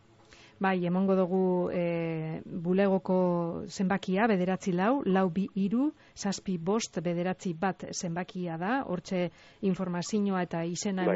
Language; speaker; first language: Basque; native; Basque